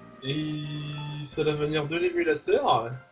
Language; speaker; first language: French; native; French